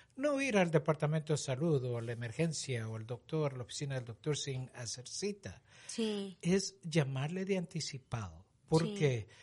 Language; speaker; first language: Spanish; native; Spanish